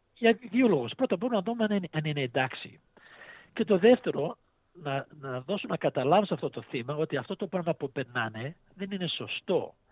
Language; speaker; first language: Greek; early bilingual, heritage; Greek